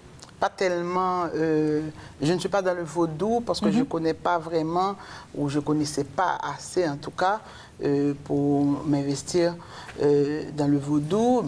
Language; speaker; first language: French; native; French